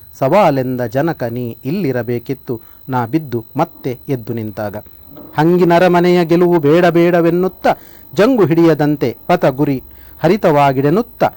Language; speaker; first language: Kannada; non-native, local second language; Tulu